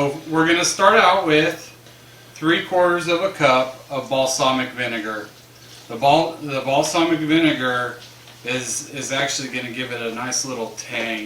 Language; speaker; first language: English; native; English